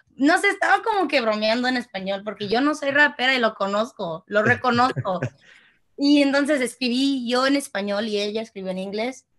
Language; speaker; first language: Spanish; early bilingual, heritage; Spanish